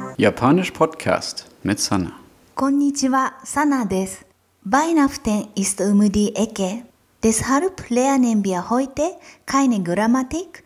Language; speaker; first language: German; non-native, fluent; Japanese